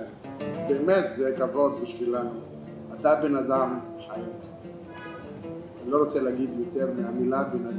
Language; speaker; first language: Hebrew; non-native, local second language; Arabic